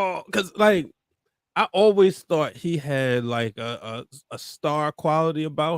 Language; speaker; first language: English; native; English